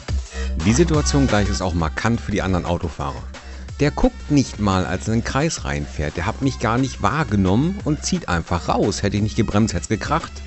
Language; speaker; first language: German; native; German